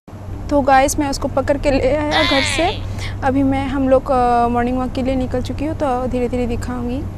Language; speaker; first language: Hindi; non-native, local second language; Bangla